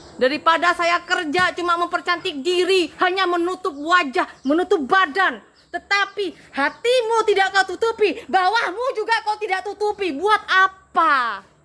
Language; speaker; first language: Indonesian; non-native, local second language; Madurese